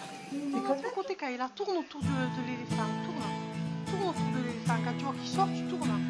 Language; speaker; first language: French; native; French